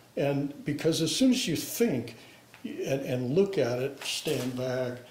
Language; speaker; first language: English; native; English